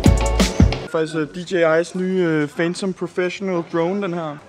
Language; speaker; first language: Danish; native; Danish